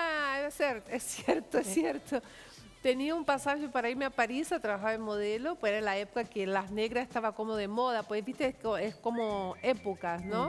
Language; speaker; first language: Spanish; non-native, fluent; Portuguese